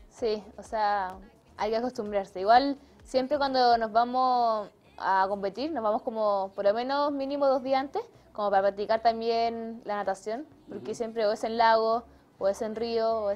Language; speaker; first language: Spanish; native; Spanish